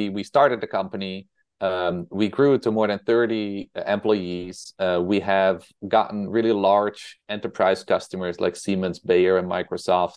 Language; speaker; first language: English; non-native, fluent; Dutch